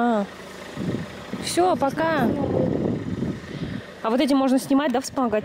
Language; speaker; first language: Russian; native; Russian